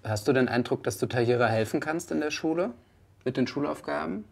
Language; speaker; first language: German; native; German